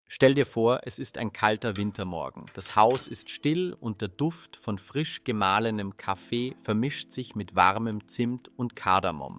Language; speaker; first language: German; native; German